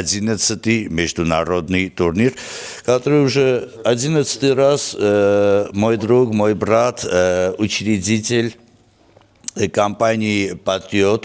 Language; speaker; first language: Russian; non-native, fluent; Armenian